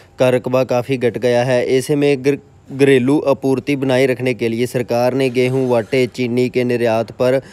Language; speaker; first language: Hindi; non-native, local second language; Punjabi